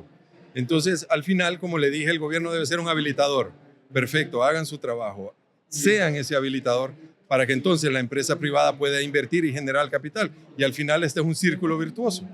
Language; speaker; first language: Spanish; native; Spanish